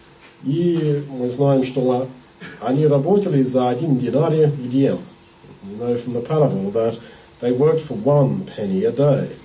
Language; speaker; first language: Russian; non-native, learner; English